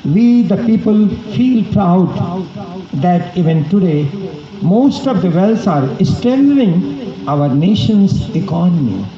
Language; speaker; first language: English; non-native, local second language; Hindi